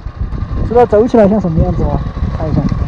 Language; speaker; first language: Chinese; native; Chinese